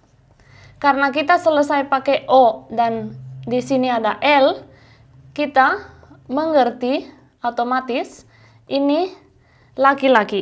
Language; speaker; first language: Indonesian; non-native, fluent; Spanish